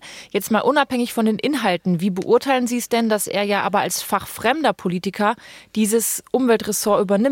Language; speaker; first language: German; native; German